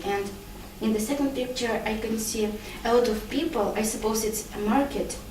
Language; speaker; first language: English; non-native, learner; Russian